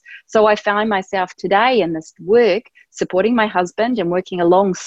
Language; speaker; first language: English; native; English